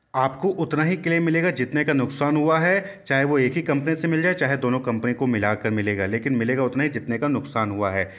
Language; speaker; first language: Hindi; native; Hindi